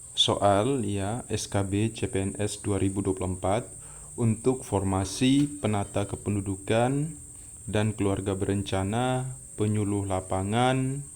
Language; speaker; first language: Indonesian; native; Indonesian